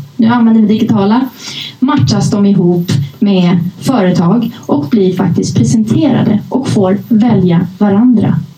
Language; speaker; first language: Swedish; early bilingual, other home language; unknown